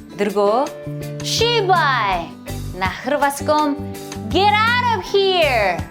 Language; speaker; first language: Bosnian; non-native, learner; Korean